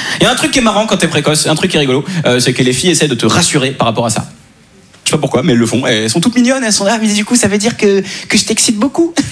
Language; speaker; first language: French; native; French